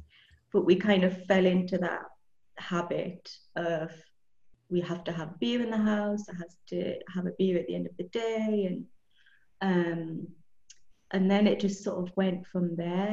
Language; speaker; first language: English; native; English